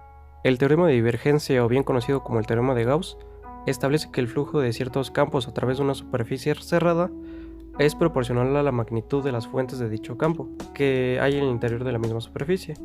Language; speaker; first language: Spanish; native; Spanish